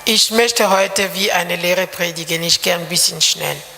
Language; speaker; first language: German; non-native, fluent; French